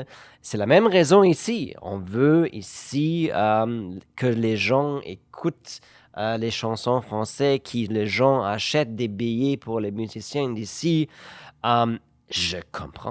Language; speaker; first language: French; non-native, fluent; German